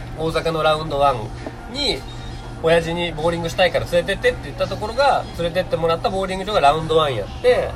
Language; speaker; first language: Japanese; native; Japanese